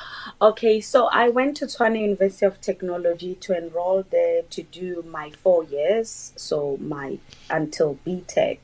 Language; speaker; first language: English; non-native, local second language; Northern Sotho